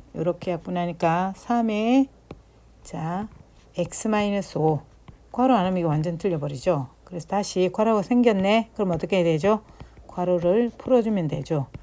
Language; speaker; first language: Korean; native; Korean